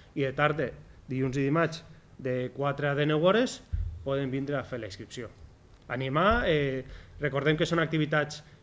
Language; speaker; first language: Catalan; native; Catalan